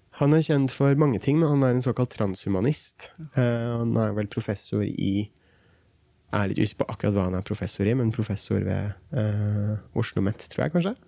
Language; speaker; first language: Norwegian; early bilingual, other home language; Kurdish